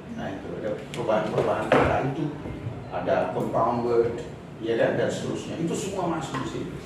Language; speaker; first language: Indonesian; non-native, local second language; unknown